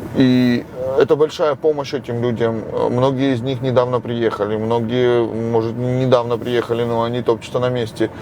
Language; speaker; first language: Russian; non-native, local second language; Georgian